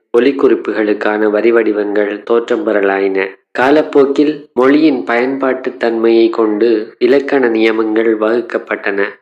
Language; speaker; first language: Tamil; native; Tamil